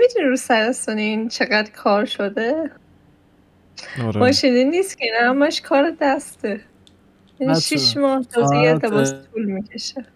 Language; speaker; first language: Persian; native; Persian